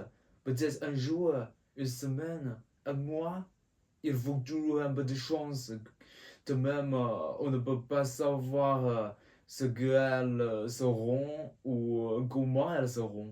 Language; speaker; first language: French; non-native, learner; Chinese